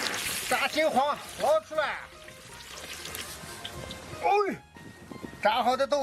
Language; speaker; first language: Chinese; native; Chinese